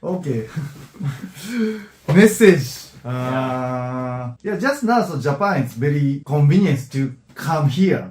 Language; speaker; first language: English; non-native, learner; Japanese